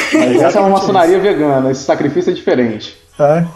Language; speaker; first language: Portuguese; native; Portuguese